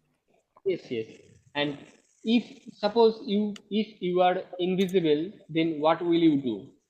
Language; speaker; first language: English; non-native, local second language; Bangla